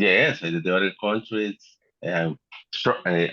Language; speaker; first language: English; non-native, learner; Spanish